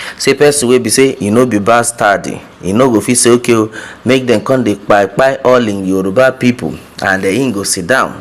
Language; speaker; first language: Nigerian Pidgin; non-native, local second language; Yoruba